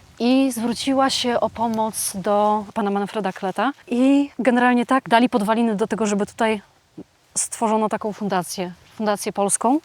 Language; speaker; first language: Polish; native; Polish